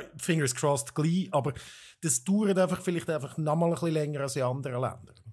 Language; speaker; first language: German; native; German